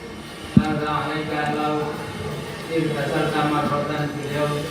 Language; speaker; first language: Arabic; non-native, fluent; Indonesian